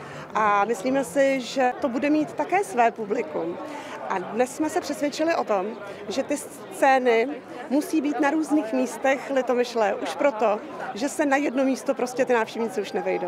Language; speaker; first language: Czech; native; Czech